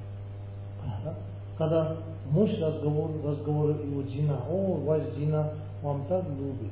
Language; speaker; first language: Russian; non-native, learner; Tibetan